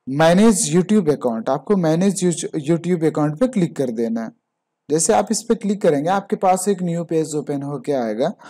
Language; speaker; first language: Hindi; native; Hindi